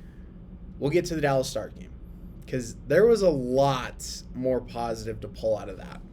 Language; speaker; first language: English; native; English